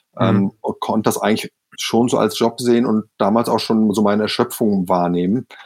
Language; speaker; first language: German; native; German